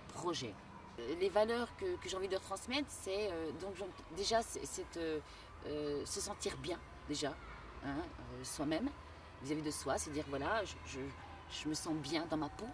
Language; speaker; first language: French; early bilingual, other home language; Kabyle